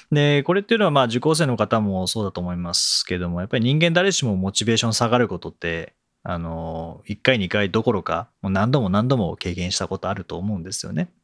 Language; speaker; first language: Japanese; native; Japanese